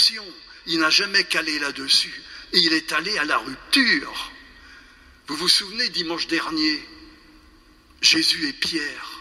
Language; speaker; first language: French; native; French